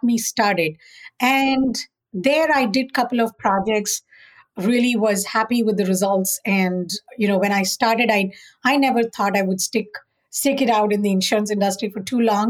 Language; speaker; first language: English; non-native, local second language; Tamil